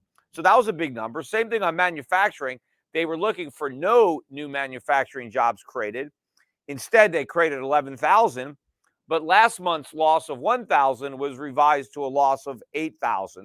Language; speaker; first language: English; native; English